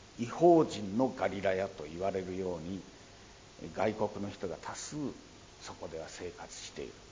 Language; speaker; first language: Japanese; native; Japanese